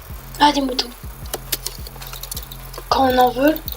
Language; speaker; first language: French; native; French